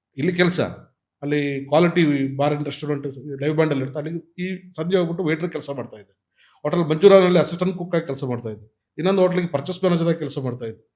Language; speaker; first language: Kannada; non-native, local second language; Malayalam